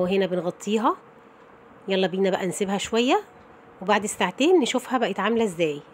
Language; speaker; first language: Arabic; native; Arabic